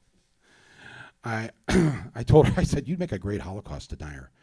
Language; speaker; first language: English; native; English